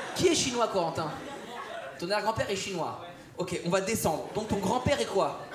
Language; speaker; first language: French; early bilingual, other home language; Persian